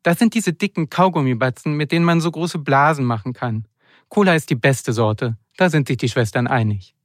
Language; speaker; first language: German; native; German